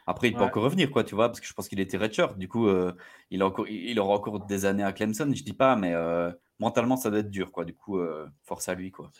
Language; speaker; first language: French; native; French